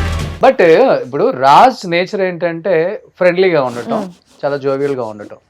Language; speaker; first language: Telugu; native; Telugu